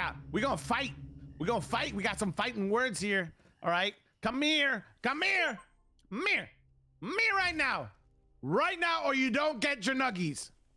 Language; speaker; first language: English; native; English